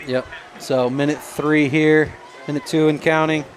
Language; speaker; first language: English; native; English